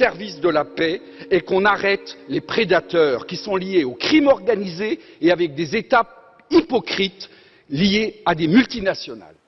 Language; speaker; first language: French; native; French